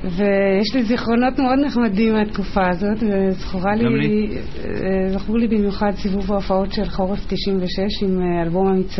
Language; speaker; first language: Hebrew; native; Hebrew